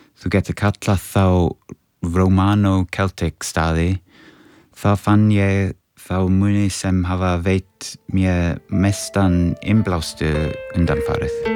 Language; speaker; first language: Icelandic; non-native, fluent; English